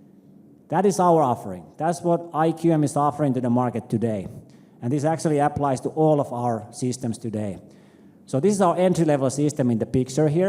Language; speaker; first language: English; non-native, fluent; Finnish